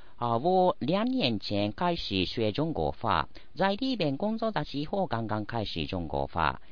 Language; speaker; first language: Chinese; non-native, learner; Japanese